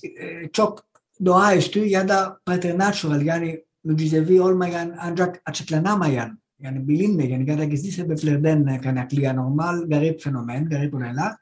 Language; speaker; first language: Turkish; non-native, fluent; Greek